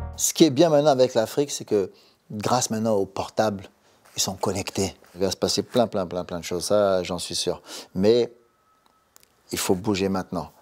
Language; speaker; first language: French; native; French